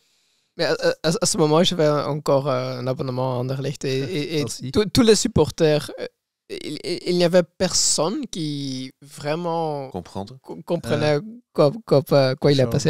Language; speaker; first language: French; non-native, local second language; Dutch